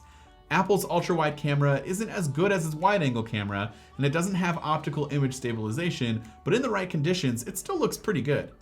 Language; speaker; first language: English; native; English